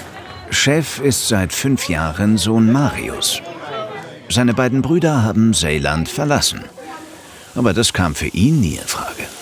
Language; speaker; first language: German; native; German